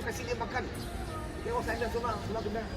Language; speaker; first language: Indonesian; non-native, local second language; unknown